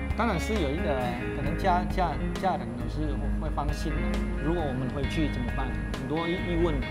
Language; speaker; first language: Chinese; non-native, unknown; Indonesian